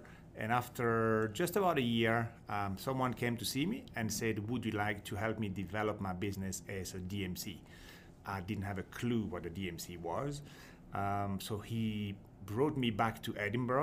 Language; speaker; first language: English; non-native, fluent; French